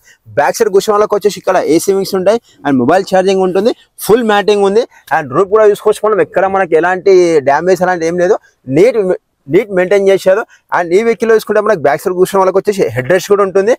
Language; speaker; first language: Telugu; native; Telugu